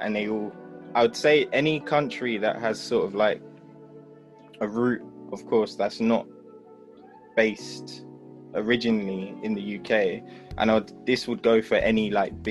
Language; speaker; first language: English; native; English